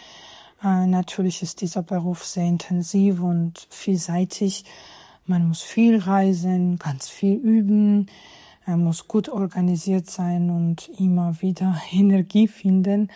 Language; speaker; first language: German; non-native, fluent; Georgian